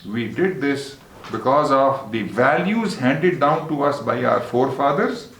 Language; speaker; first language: English; non-native, local second language; Urdu